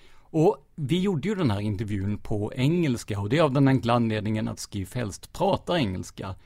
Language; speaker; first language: Swedish; non-native, fluent; English